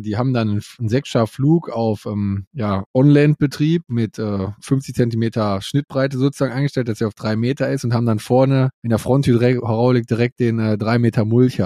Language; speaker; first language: German; native; German